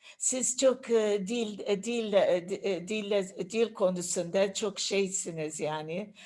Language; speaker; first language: Turkish; non-native, learner; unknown